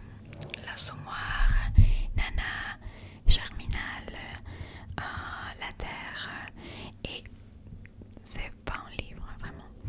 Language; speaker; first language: French; non-native, learner; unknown